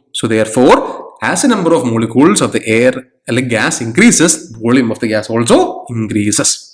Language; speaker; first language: English; non-native, local second language; Malayalam